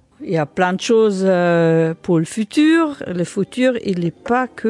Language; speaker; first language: French; non-native, fluent; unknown